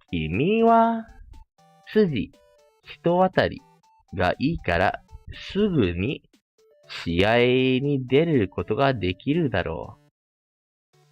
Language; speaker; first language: Japanese; non-native, fluent; Malay